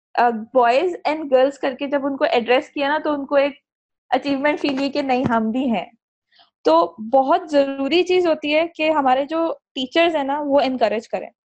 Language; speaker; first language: Urdu; native; Urdu